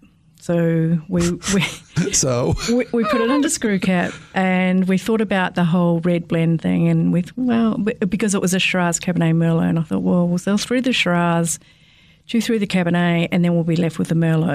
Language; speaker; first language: English; native; English